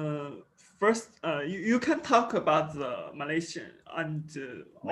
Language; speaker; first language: English; non-native, local second language; Chinese